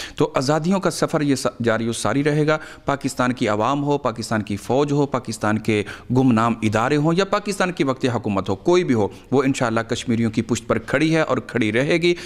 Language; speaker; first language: Urdu; non-native, local second language; Punjabi